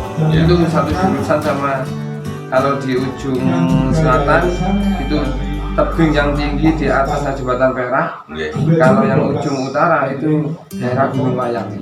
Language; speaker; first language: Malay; non-native, local second language; Javanese